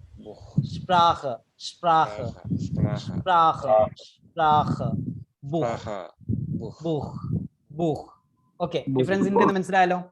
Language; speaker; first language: German; non-native, learner; Malayalam